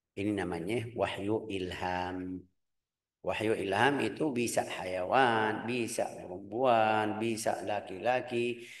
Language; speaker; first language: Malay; non-native, fluent; Arabic